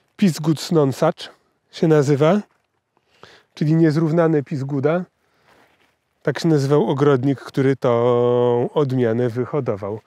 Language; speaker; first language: Polish; native; Polish